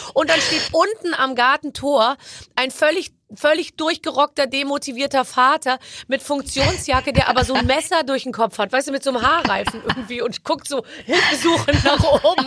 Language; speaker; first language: German; native; German